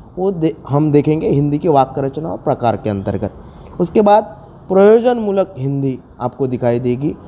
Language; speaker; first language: Hindi; non-native, local second language; Marathi